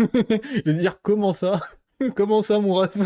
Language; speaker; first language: French; native; French